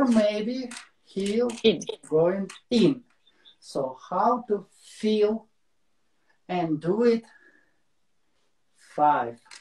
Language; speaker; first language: English; non-native, learner; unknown